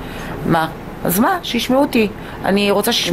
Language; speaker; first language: Hebrew; native; Hebrew